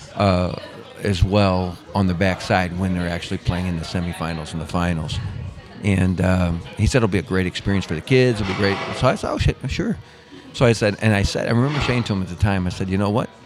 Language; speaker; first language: English; native; English